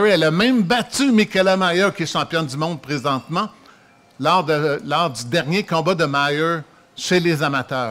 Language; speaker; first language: French; native; French